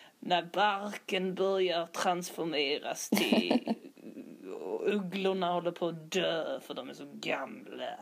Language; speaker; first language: Swedish; native; Swedish